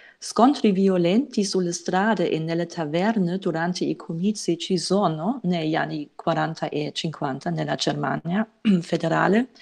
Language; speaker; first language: Italian; non-native, fluent; German